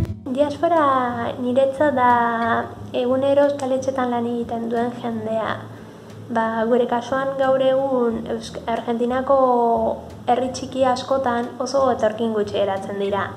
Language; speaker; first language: Basque; non-native, fluent; Spanish